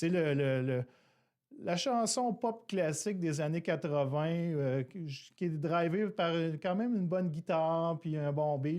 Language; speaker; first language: French; native; French